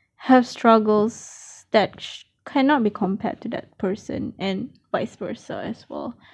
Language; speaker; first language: English; non-native, local second language; Malay